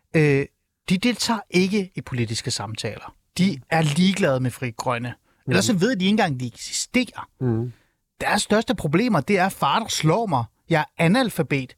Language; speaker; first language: Danish; early bilingual, other home language; Persian